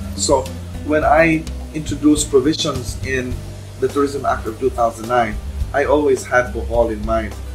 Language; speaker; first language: English; non-native, local second language; Cebuano